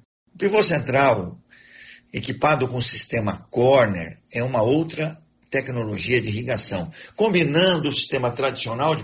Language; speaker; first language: Portuguese; native; Portuguese